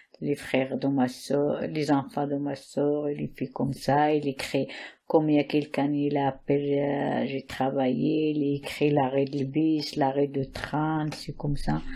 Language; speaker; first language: French; non-native, learner; Arabic